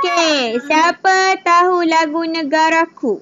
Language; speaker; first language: Malay; native; Malay